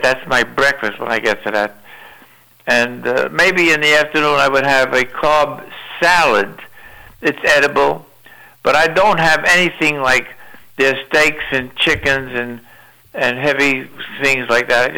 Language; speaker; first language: English; native; English